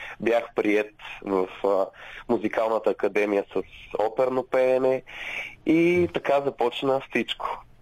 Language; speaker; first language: Bulgarian; native; Bulgarian